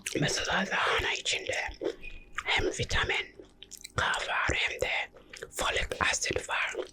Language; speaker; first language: Turkish; non-native, learner; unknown